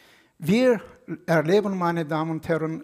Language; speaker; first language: German; non-native, fluent; Turkish